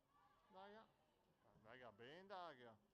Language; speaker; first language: Italian; native; Italian